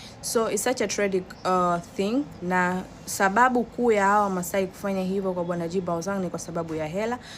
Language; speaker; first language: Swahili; native; Swahili